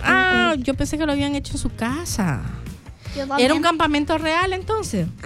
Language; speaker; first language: Spanish; native; Spanish